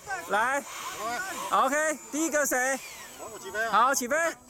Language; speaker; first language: Chinese; native; Chinese